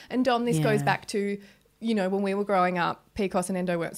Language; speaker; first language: English; native; English